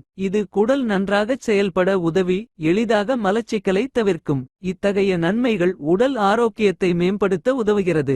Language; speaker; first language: Tamil; native; Tamil